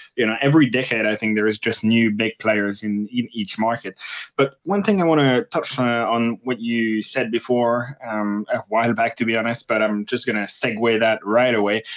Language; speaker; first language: English; non-native, fluent; French